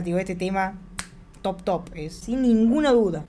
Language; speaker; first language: Spanish; native; Spanish